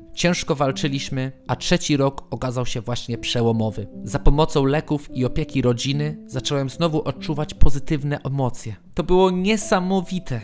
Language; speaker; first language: Polish; early bilingual, heritage; English